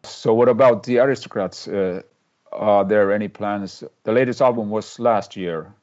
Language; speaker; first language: English; non-native, fluent; Finnish